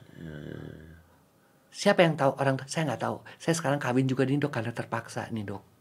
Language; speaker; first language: Indonesian; native; Indonesian